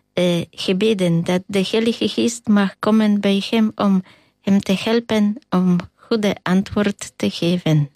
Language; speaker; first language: Dutch; non-native, learner; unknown